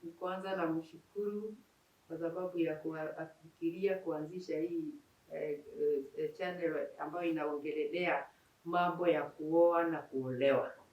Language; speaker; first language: Swahili; non-native, local second language; Kikuyu